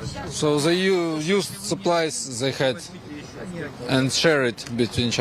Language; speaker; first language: English; non-native, fluent; Russian